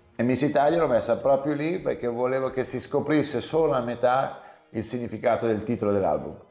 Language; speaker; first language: Italian; early bilingual, heritage; English